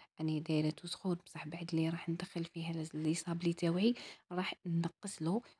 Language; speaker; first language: Arabic; native; Arabic